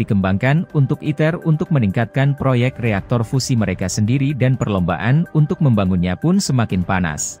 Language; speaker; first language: Indonesian; native; Indonesian